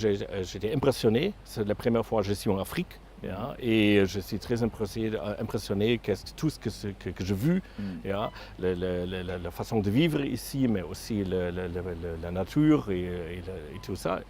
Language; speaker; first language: French; non-native, fluent; German